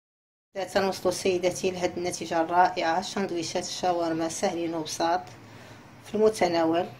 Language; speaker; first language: Arabic; native; Arabic